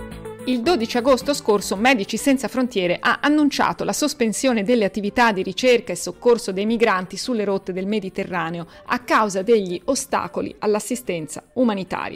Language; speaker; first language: Italian; native; Italian